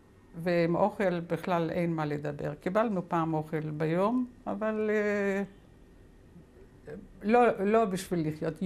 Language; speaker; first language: Hebrew; non-native, fluent; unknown